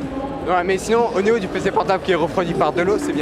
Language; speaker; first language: French; native; French